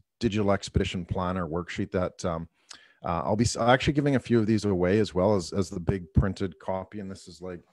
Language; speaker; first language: English; native; English